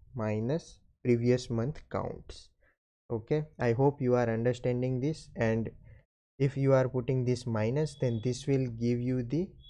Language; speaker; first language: English; non-native, local second language; Gujarati